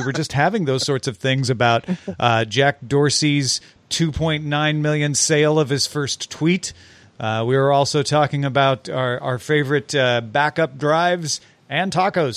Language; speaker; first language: English; native; English